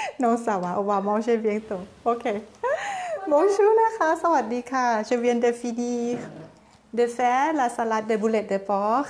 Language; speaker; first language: French; non-native, learner; Thai